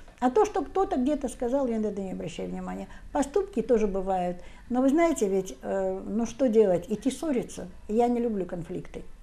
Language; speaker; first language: Russian; native; Russian